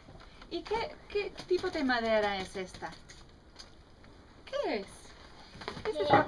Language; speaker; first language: Spanish; non-native, fluent; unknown